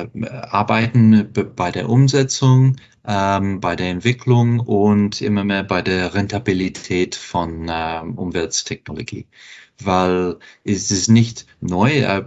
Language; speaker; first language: German; non-native, fluent; English